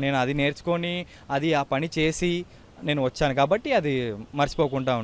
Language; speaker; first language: Telugu; early bilingual, heritage; Tamil